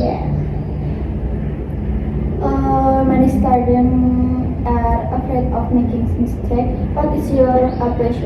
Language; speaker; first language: English; non-native, learner; Indonesian